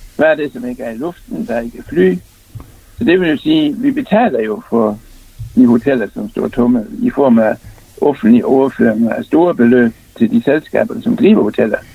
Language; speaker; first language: Danish; native; Danish